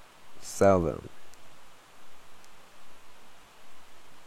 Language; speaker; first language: English; native; English